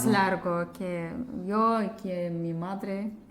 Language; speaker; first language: Spanish; non-native, learner; Azerbaijani